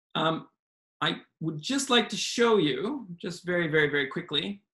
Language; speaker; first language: English; native; English